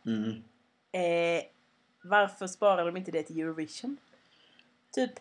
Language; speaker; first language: Swedish; native; Swedish